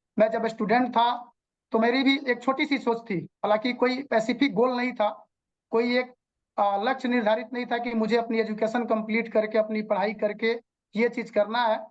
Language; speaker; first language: Hindi; non-native, local second language; Bhojpuri